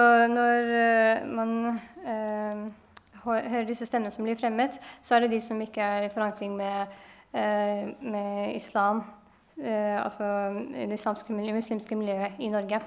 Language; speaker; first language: Norwegian; early bilingual, other home language; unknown